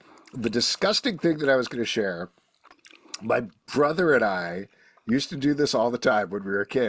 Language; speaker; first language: English; native; English